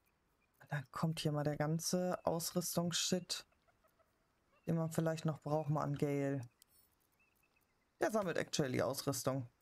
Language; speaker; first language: German; native; German